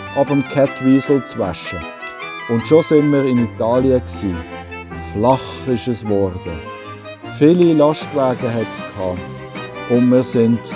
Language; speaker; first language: German; native; German